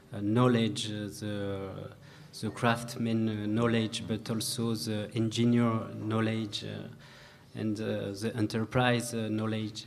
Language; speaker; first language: English; non-native, learner; French